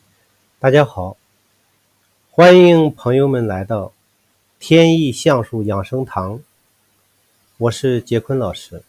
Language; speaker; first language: Chinese; native; Chinese